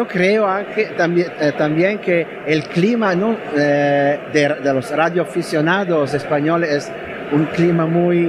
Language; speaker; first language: Spanish; non-native, learner; Italian